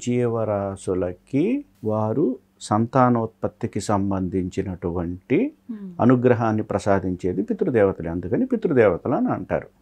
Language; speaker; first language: Telugu; native; Telugu